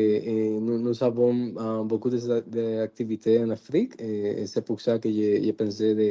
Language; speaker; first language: French; non-native, learner; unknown